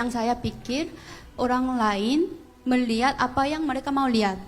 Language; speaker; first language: Indonesian; non-native, fluent; Korean